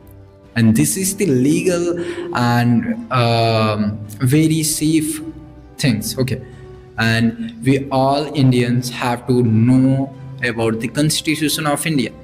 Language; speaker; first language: English; non-native, learner; Bhojpuri